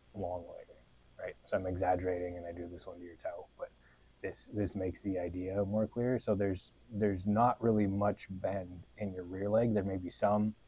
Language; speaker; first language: English; native; English